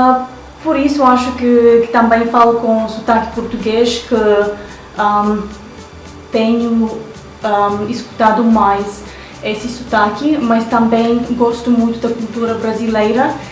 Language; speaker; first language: Portuguese; non-native, fluent; English